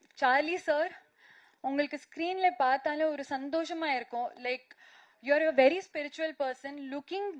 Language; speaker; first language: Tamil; non-native, fluent; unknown